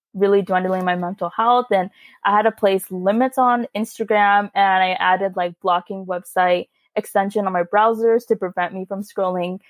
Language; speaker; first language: English; early bilingual, other home language; Hindi